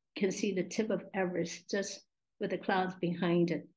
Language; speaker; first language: English; non-native, local second language; Min Nan Chinese